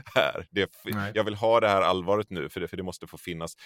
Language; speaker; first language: Swedish; native; Swedish